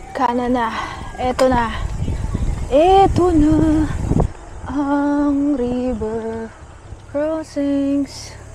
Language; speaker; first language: Filipino; native; Filipino